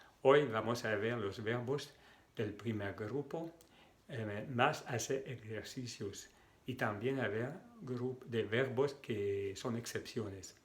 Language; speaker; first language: Spanish; non-native, fluent; French